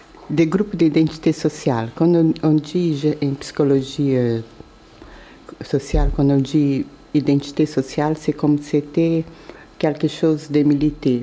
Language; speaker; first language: French; non-native, learner; Portuguese